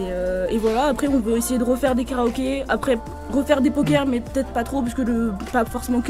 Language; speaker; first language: French; native; French